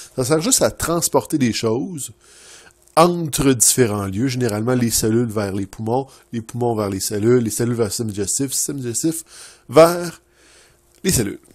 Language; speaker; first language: French; native; French